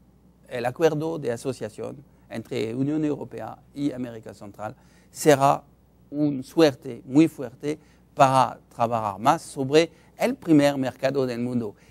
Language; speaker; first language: Spanish; non-native, fluent; French